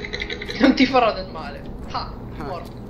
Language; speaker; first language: Italian; native; Italian